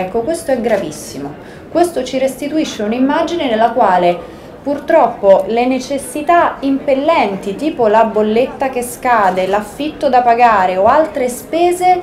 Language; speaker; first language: Italian; native; Italian